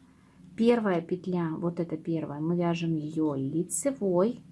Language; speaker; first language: Russian; native; Russian